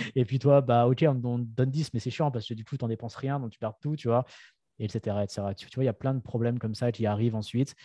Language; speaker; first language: French; native; French